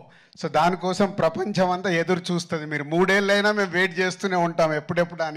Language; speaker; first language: Telugu; native; Telugu